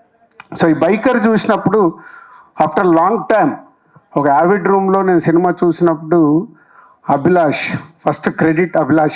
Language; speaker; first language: Telugu; native; Telugu